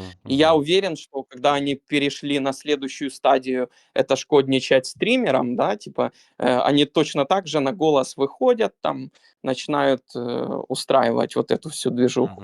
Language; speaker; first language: Russian; native; Russian